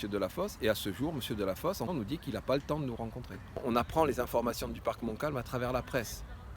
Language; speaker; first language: French; native; French